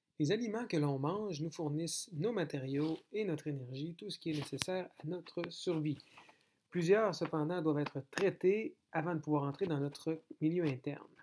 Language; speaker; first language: French; native; French